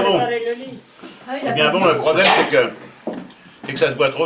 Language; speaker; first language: French; native; French